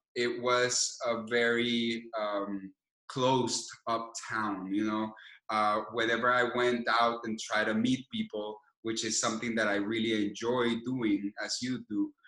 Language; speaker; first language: English; non-native, fluent; Spanish